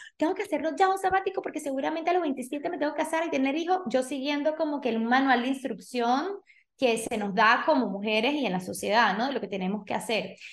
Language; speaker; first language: Spanish; early bilingual, other home language; Portuguese